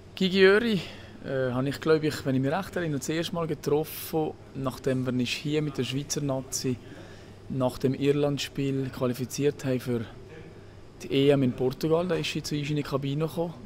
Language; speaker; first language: German; native; German